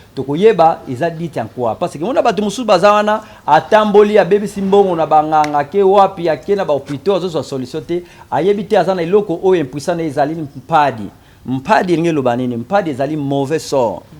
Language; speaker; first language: Lingala; non-native, local second language; Kongo